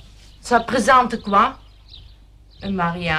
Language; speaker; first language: French; non-native, fluent; German